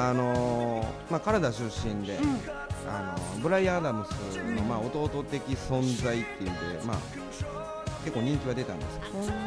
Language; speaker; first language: Japanese; native; Japanese